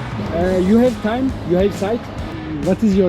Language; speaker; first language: English; non-native, learner; Turkish